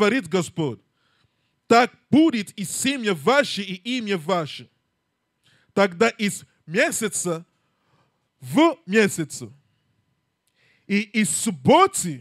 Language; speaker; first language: Russian; non-native, learner; English